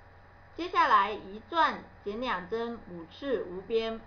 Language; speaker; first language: Chinese; native; Chinese